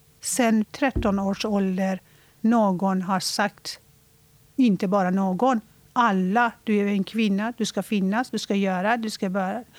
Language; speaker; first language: Swedish; non-native, fluent; Persian